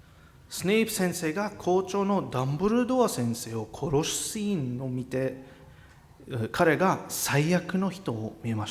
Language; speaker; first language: Japanese; non-native, fluent; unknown